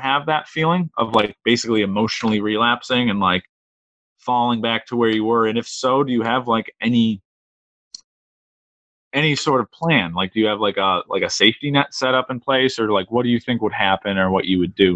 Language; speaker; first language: English; native; English